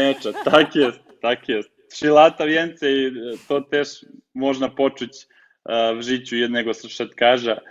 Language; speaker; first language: Polish; non-native, fluent; Serbian